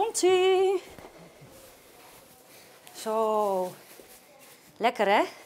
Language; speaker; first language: Dutch; native; Dutch